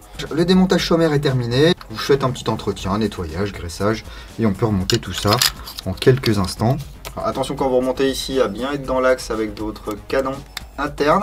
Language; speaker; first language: French; native; French